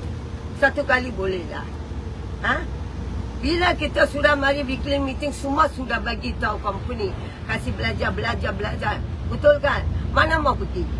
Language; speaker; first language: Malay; non-native, local second language; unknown